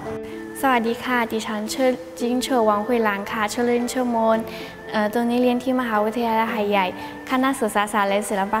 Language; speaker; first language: Thai; non-native, learner; Chinese